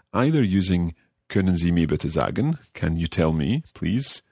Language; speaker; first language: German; non-native, learner; English